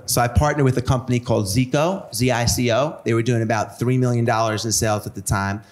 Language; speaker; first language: English; native; English